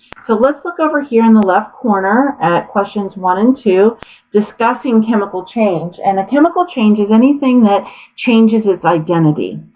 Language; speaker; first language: English; native; English